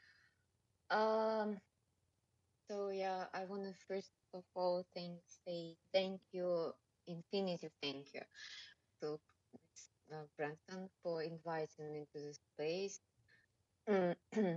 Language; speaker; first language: English; non-native, learner; Russian